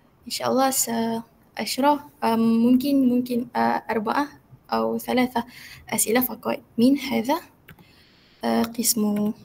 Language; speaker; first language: Arabic; non-native, learner; Malay